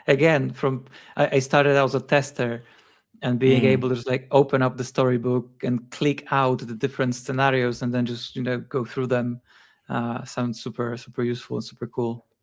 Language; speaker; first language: English; non-native, fluent; Polish